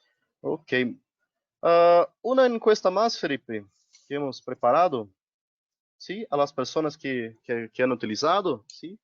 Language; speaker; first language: Spanish; non-native, local second language; Portuguese